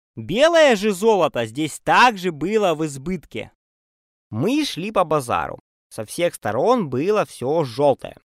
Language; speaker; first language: Russian; native; Russian